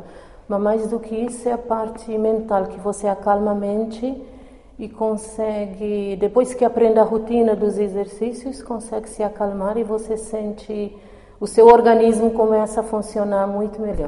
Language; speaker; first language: Portuguese; non-native, local second language; Kabuverdianu